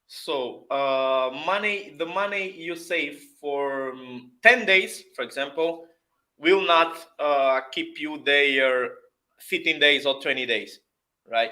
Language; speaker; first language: English; non-native, fluent; Portuguese